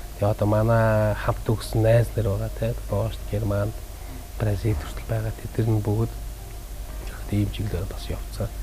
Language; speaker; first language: Mongolian; early bilingual, heritage; Mongolian